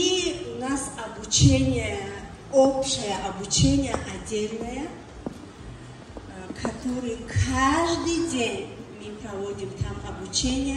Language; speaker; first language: Russian; non-native, learner; Tajik